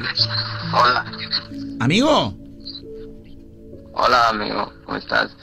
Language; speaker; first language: Spanish; non-native, learner; Arabic